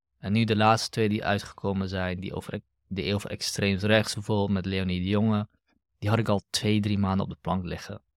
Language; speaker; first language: Dutch; early bilingual, other home language; Kurdish